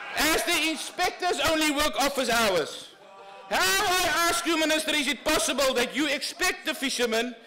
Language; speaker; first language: English; non-native, local second language; Afrikaans